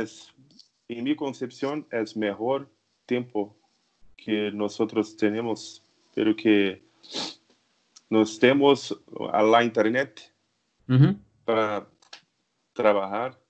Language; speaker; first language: Spanish; non-native, learner; Portuguese